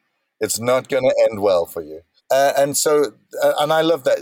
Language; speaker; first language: English; native; English